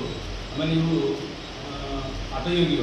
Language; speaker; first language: Kannada; native; Kannada